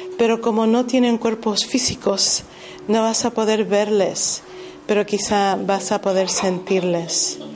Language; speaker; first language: Spanish; early bilingual, heritage; Spanish